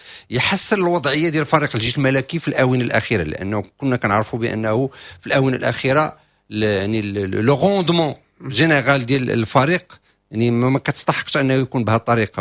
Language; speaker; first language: Arabic; native; Arabic